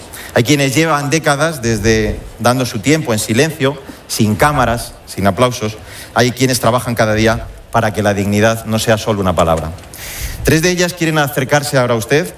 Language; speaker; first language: Spanish; native; Spanish